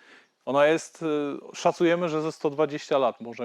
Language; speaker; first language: Polish; native; Polish